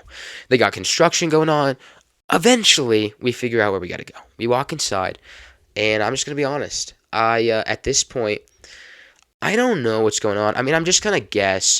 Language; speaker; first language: English; native; English